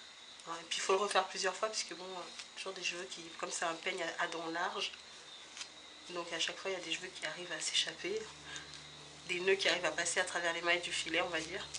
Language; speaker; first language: French; native; French